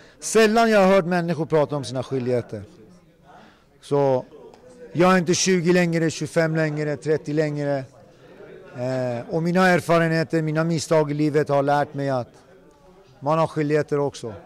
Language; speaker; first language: Swedish; early bilingual, other home language; Persian